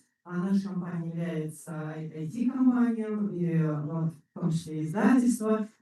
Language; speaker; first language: Russian; native; Russian